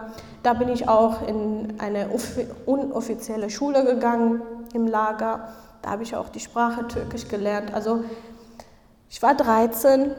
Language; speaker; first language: German; non-native, fluent; Kurdish